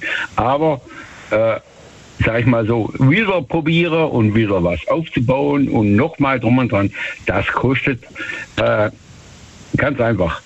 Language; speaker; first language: German; native; German